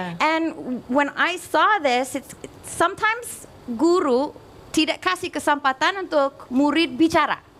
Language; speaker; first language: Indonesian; non-native, fluent; English